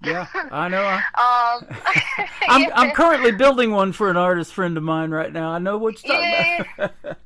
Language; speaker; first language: English; native; English